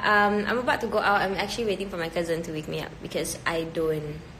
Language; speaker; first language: English; non-native, local second language; Malay